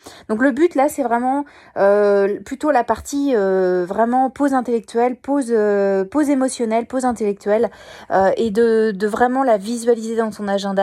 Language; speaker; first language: French; native; French